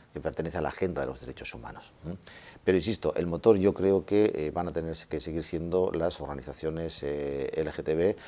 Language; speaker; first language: Spanish; non-native, local second language; Basque